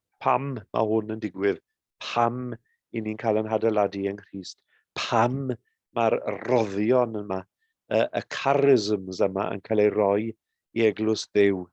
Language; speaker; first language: Welsh; native; Welsh